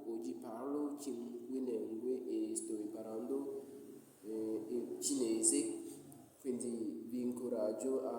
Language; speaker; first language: Italian; non-native, learner; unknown